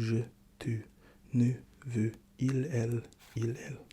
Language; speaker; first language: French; non-native, learner; English